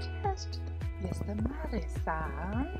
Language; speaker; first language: Polish; early bilingual, heritage; English